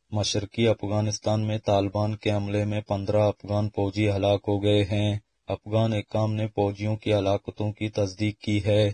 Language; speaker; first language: Urdu; non-native, local second language; Baluchi